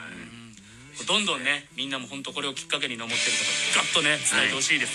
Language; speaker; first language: Japanese; native; Japanese